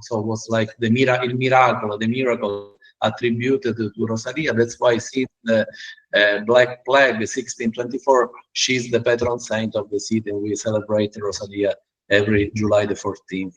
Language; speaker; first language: English; non-native, learner; Italian